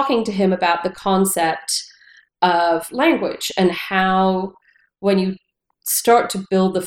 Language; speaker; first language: English; native; English